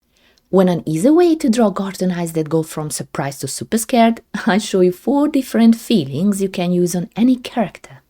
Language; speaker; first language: English; non-native, fluent; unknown